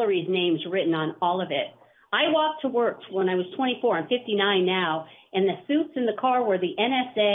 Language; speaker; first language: English; native; English